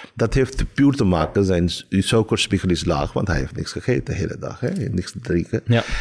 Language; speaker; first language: Dutch; non-native, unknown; Urdu